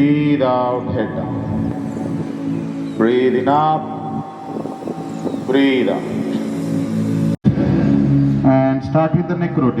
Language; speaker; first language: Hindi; non-native, local second language; Telugu